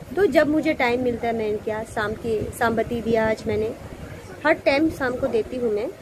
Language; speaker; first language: Hindi; non-native, local second language; Bangla